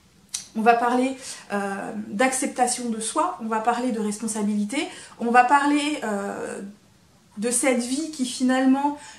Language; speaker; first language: French; native; French